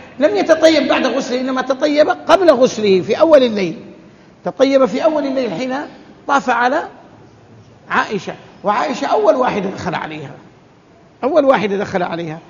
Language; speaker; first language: Arabic; native; Arabic